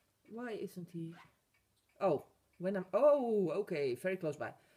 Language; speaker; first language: English; non-native, fluent; Dutch